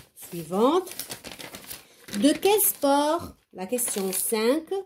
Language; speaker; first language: French; non-native, local second language; Arabic